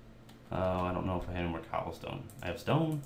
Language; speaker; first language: English; native; English